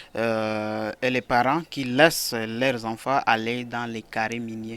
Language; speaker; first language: French; non-native, local second language; Swahili